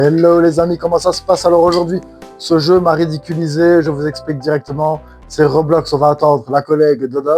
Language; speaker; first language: French; native; French